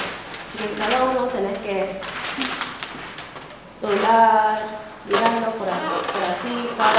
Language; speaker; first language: Spanish; non-native, fluent; English